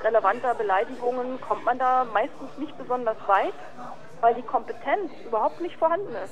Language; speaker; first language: German; native; German